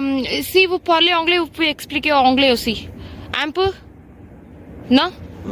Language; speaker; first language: French; non-native, learner; Telugu